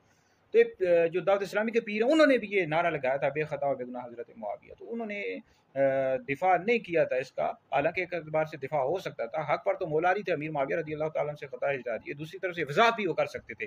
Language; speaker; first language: Urdu; native; Urdu